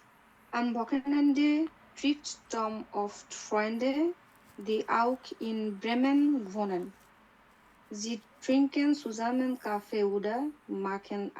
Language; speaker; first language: German; non-native, learner; Bangla